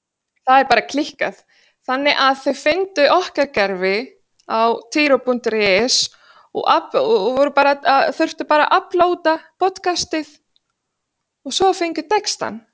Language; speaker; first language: Icelandic; non-native, fluent; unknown